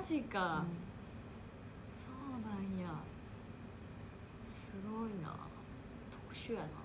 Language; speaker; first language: Japanese; native; Japanese